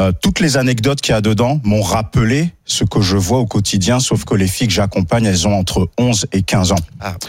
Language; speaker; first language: French; native; French